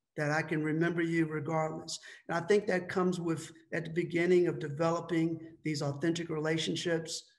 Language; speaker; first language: English; native; English